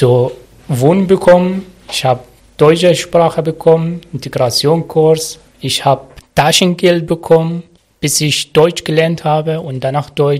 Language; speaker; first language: German; non-native, learner; Arabic